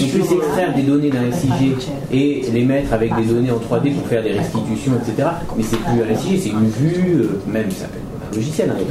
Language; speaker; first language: French; native; French